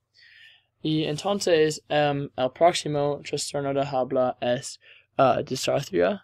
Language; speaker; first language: Spanish; non-native, learner; English